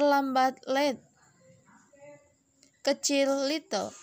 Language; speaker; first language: Indonesian; native; Indonesian